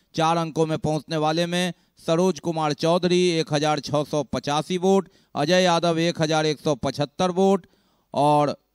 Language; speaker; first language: Hindi; native; Hindi